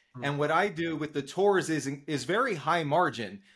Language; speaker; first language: English; native; English